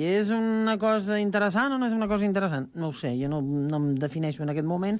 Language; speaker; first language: Catalan; native; Catalan